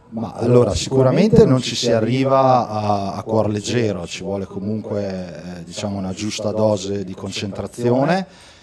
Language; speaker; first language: Italian; native; Italian